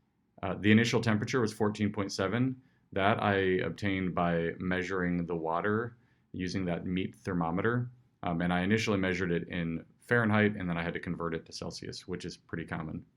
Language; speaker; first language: English; native; English